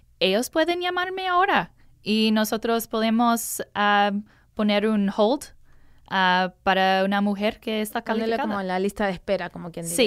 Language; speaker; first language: Spanish; non-native, learner; English